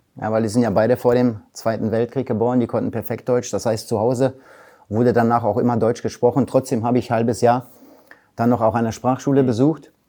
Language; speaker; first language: German; early bilingual, other home language; Polish